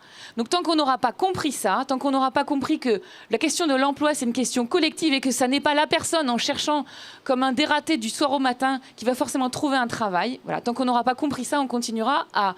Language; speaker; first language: French; native; French